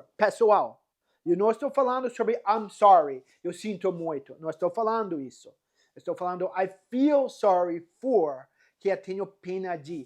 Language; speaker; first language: Portuguese; non-native, fluent; English